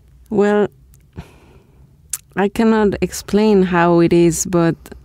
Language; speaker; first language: English; non-native, fluent; Spanish